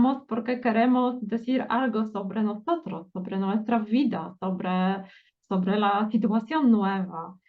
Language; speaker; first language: Spanish; non-native, fluent; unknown